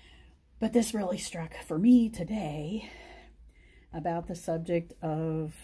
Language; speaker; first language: English; native; English